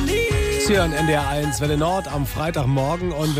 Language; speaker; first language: German; native; German